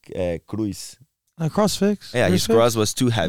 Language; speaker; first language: English; non-native, fluent; Portuguese